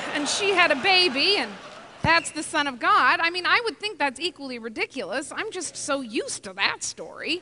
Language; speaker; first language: English; native; English